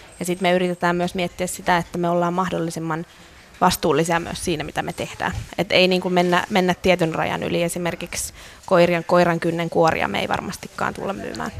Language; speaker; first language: Finnish; native; Finnish